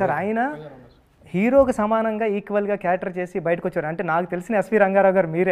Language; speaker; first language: Telugu; native; Telugu